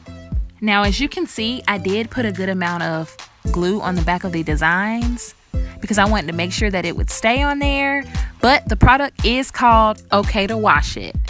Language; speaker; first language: English; native; English